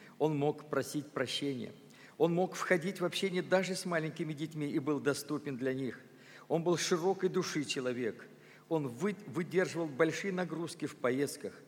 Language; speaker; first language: Russian; native; Russian